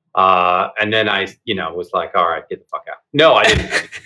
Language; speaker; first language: English; native; English